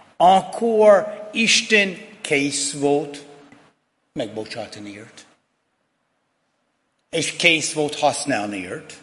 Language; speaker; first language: Hungarian; non-native, fluent; English